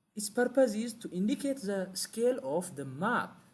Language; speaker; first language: English; non-native, local second language; Amharic